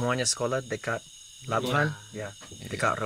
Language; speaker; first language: Indonesian; non-native, learner; English